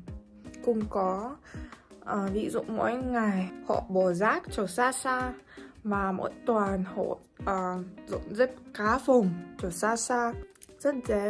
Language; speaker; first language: Vietnamese; non-native, fluent; Russian